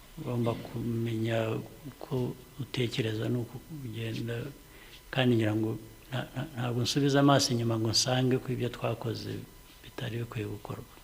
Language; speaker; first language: Kinyarwanda; early bilingual, heritage; Kinyarwanda